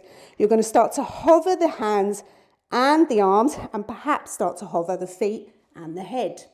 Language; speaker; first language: English; native; English